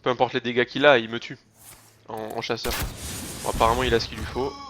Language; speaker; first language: French; native; French